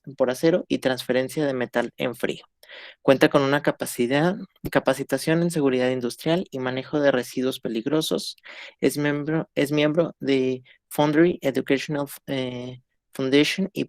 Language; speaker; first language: Spanish; native; Spanish